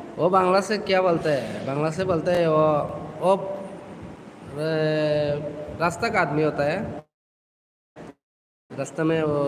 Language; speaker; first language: Hindi; non-native, learner; Bangla